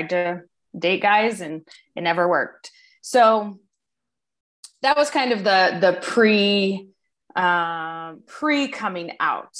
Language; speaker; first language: English; native; English